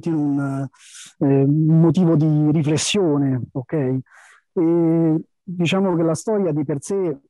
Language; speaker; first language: Italian; native; Italian